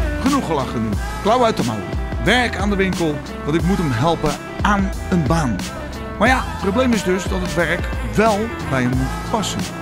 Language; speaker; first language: Dutch; native; Dutch